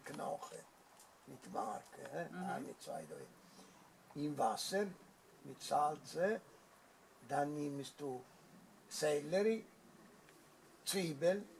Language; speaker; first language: German; non-native, learner; Italian